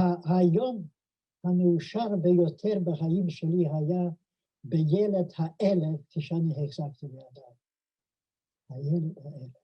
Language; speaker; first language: Hebrew; non-native, fluent; Yiddish